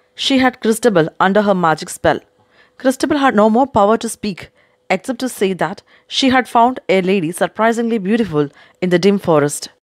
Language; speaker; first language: English; non-native, local second language; Malayalam